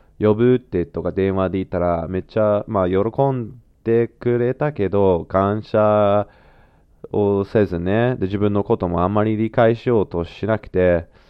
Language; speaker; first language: Japanese; non-native, fluent; English